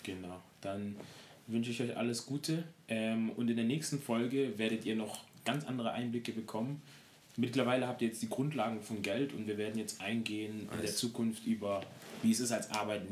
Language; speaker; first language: German; native; German